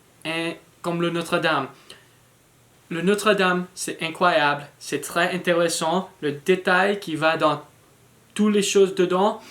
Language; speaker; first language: French; non-native, learner; English